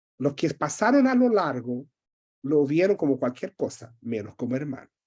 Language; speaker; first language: Spanish; early bilingual, heritage; Spanish